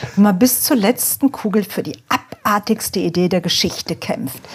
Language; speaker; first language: German; native; German